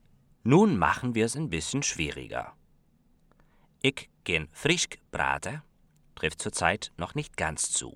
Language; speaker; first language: German; non-native, fluent; Western Frisian